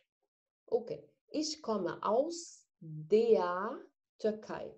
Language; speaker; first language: German; non-native, fluent; Arabic